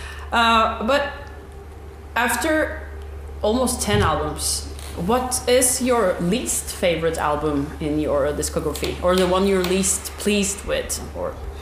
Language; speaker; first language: English; non-native, fluent; Norwegian